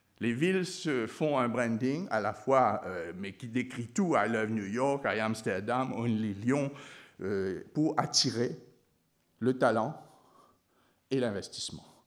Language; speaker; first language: French; non-native, local second language; Morisyen